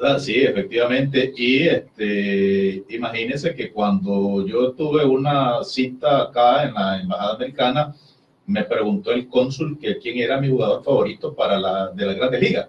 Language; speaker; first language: Spanish; native; Spanish